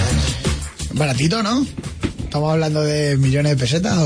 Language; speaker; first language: Spanish; native; Spanish